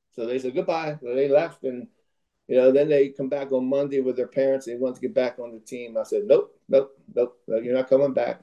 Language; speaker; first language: English; native; English